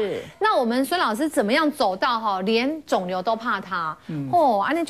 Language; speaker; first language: Chinese; native; Chinese